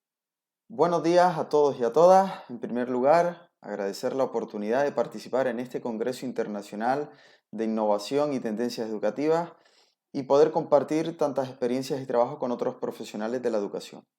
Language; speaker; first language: Spanish; native; Spanish